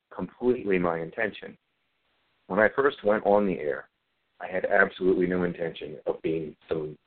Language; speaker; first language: English; native; English